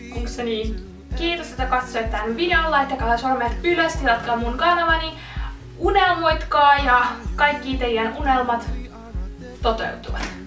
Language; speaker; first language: Finnish; non-native, fluent; Russian